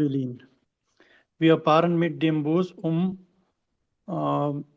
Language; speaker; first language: German; non-native, learner; Urdu